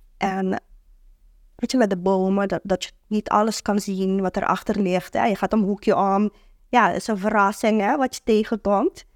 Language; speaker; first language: Dutch; non-native, local second language; Papiamento